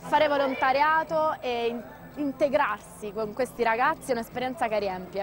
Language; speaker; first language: Italian; native; Italian